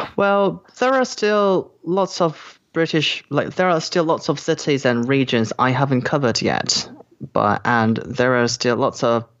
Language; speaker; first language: English; non-native, fluent; Korean